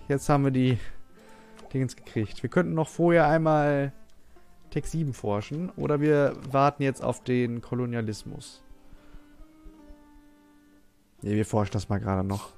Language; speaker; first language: German; native; German